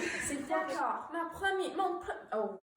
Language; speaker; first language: French; non-native, learner; English